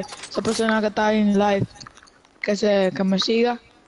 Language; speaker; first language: Spanish; native; Spanish